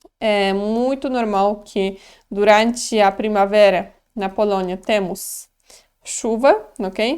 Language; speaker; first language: Portuguese; non-native, fluent; Polish